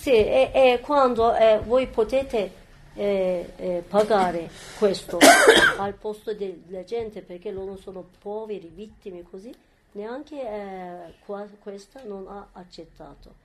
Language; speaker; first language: Italian; non-native, learner; Turkish